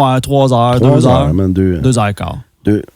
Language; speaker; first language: French; native; French